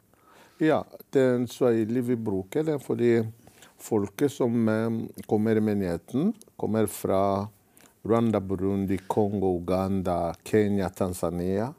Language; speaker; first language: Norwegian; non-native, fluent; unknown